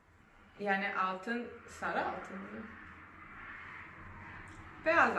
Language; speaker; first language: Turkish; non-native, learner; Serbian